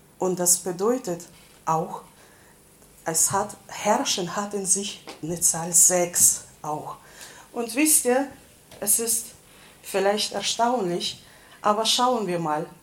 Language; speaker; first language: German; non-native, fluent; Russian